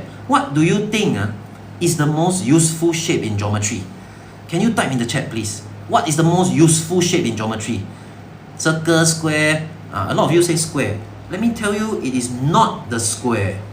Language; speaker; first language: English; non-native, local second language; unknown